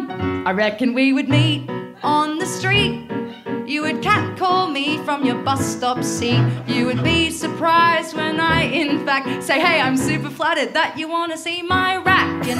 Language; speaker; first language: English; native; English